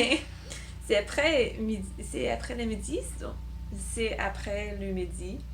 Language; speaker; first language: French; non-native, learner; English